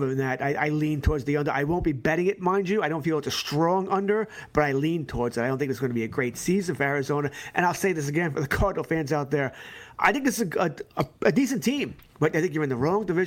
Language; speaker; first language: English; native; English